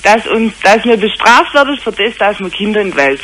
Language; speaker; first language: German; native; German